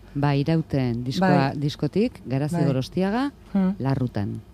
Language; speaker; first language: Basque; native; Basque